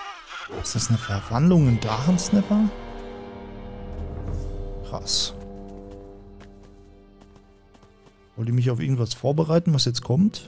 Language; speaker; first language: German; native; German